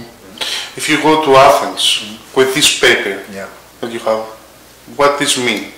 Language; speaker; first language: English; non-native, learner; Greek